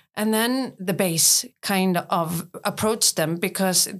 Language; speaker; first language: English; non-native, fluent; Icelandic